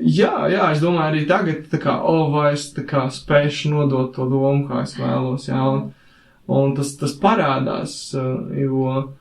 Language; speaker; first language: Latvian; native; Latvian